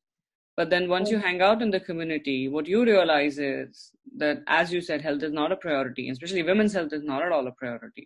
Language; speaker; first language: English; non-native, local second language; Hindi